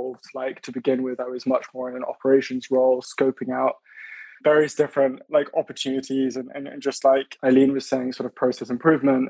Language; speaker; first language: English; native; English